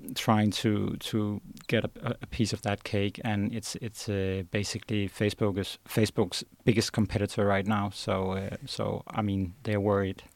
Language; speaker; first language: English; non-native, fluent; Danish